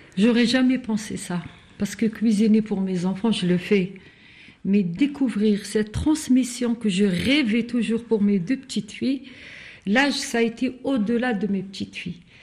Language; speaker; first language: French; non-native, local second language; Arabic